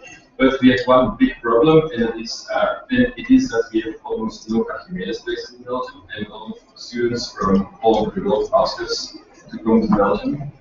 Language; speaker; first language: English; non-native, fluent; Dutch